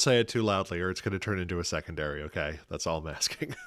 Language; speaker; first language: English; native; English